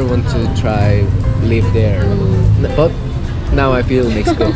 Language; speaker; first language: English; non-native, learner; Korean